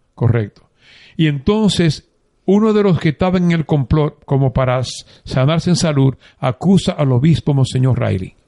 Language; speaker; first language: Spanish; native; Spanish